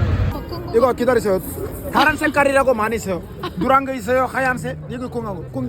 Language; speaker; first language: Korean; non-native, learner; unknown